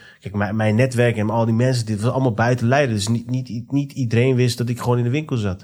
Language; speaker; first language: Dutch; early bilingual, other home language; Persian